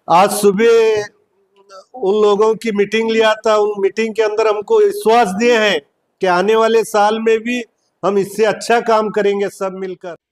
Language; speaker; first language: Hindi; non-native, local second language; Urdu